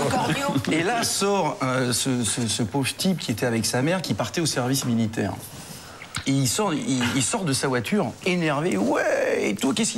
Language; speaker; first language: French; native; French